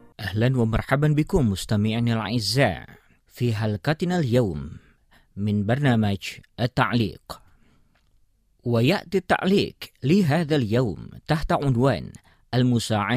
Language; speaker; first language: Arabic; non-native, fluent; Indonesian